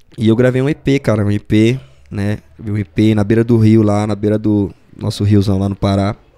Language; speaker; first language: Portuguese; native; Portuguese